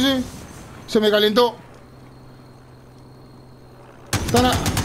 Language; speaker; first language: Spanish; native; Spanish